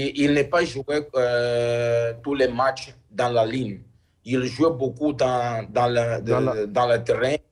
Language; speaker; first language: French; non-native, learner; Portuguese